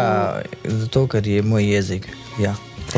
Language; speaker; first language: Slovenian; non-native, learner; Urdu